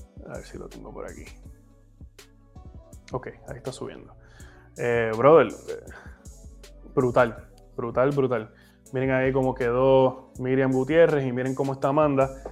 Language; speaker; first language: Spanish; native; Spanish